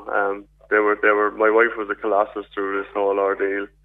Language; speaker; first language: English; native; English